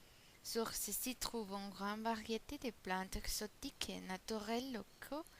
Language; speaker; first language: French; non-native, learner; Spanish